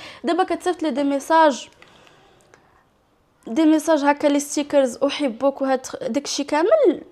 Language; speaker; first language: Arabic; native; Arabic